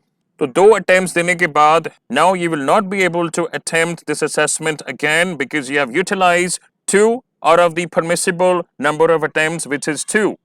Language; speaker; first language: Hindi; native; Hindi